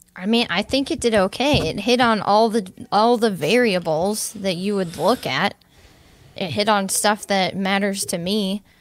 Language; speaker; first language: English; native; English